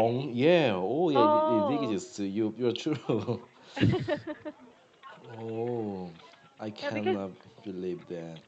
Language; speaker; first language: English; non-native, learner; Korean